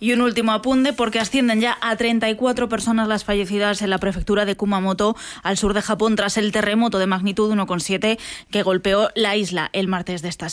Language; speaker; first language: Spanish; native; Spanish